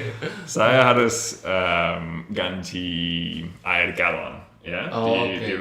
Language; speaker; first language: Indonesian; non-native, learner; English